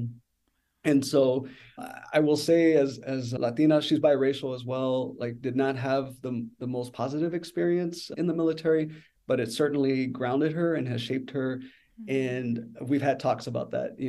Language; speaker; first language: English; native; English